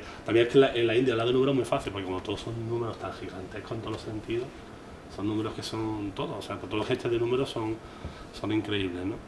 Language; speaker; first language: Spanish; native; Spanish